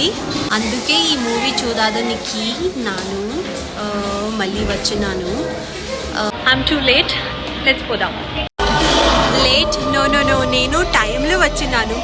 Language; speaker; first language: Telugu; non-native, learner; Kannada